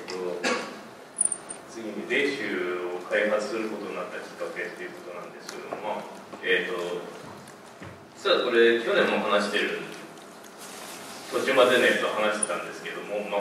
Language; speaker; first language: Japanese; native; Japanese